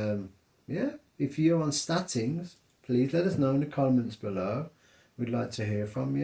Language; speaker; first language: English; native; English